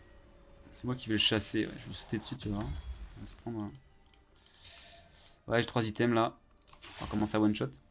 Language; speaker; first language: French; native; French